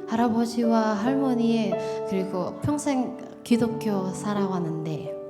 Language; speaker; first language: Korean; non-native, learner; Indonesian